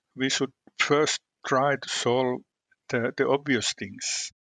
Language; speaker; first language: English; non-native, fluent; Finnish